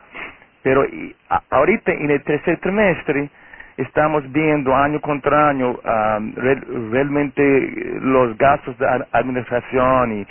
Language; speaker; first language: Spanish; non-native, fluent; Portuguese